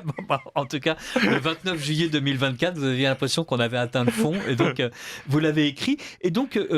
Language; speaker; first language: French; native; French